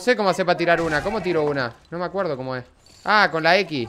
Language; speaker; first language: Spanish; native; Spanish